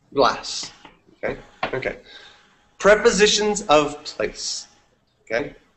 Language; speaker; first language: English; native; English